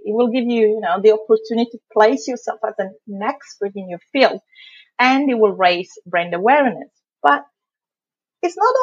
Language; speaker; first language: English; non-native, fluent; Italian